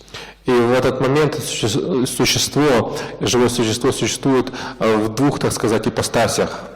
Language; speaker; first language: Russian; native; Russian